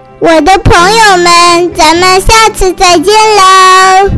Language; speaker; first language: Chinese; early bilingual, heritage; Chinese